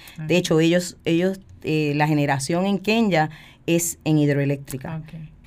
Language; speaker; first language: Spanish; native; Spanish